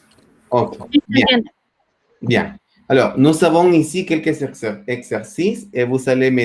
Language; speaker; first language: French; non-native, fluent; Spanish